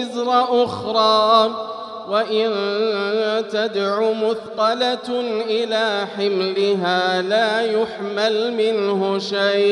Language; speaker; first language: Arabic; native; Arabic